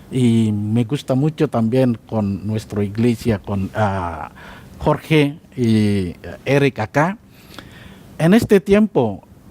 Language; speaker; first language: Spanish; non-native, learner; Indonesian